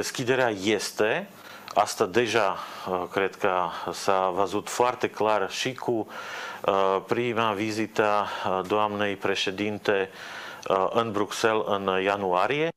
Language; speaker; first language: Romanian; non-native, fluent; Slovak